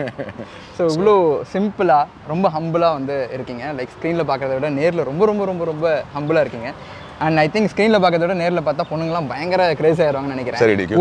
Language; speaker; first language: Tamil; native; Tamil